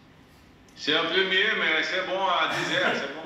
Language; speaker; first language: French; non-native, fluent; Portuguese